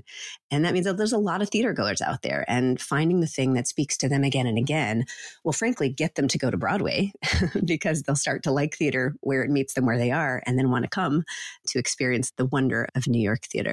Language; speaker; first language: English; native; English